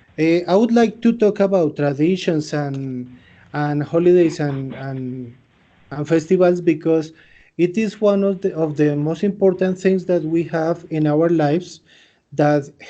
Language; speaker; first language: English; non-native, fluent; Spanish